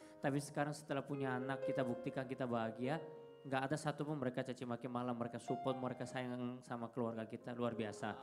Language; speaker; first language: Indonesian; non-native, fluent; Korean